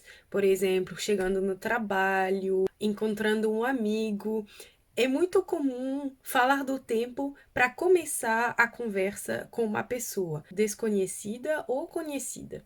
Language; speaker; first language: Portuguese; non-native, fluent; French